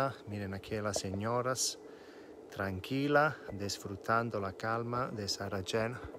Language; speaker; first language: Spanish; non-native, fluent; Italian